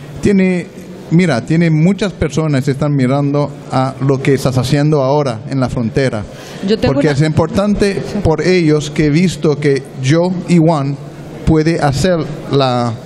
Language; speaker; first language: Spanish; non-native, learner; French